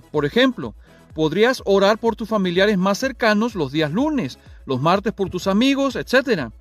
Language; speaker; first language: Spanish; native; Spanish